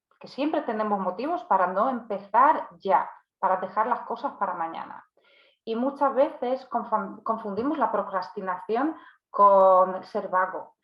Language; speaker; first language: Spanish; non-native, fluent; Polish